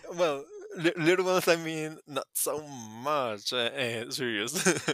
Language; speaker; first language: English; non-native, fluent; Spanish